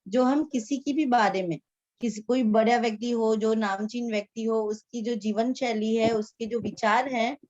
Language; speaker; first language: Hindi; non-native, local second language; Marathi